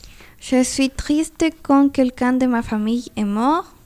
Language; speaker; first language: French; non-native, learner; Spanish